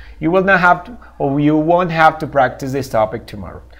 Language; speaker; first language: English; non-native, fluent; Spanish